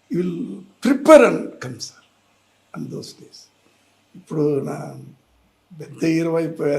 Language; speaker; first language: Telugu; non-native, learner; Tamil